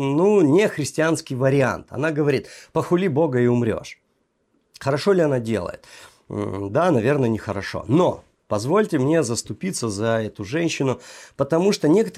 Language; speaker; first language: Russian; native; Russian